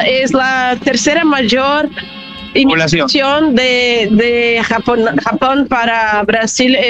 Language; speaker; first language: Spanish; non-native, fluent; Portuguese